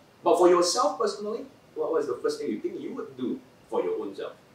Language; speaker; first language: English; non-native, local second language; Chinese